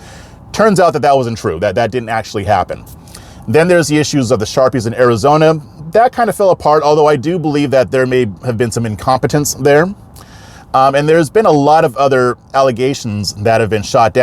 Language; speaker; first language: English; native; English